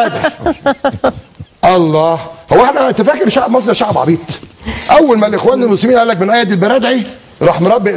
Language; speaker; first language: Arabic; native; Arabic